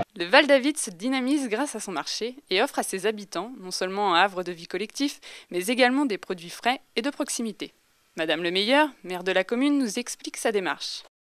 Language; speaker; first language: French; native; French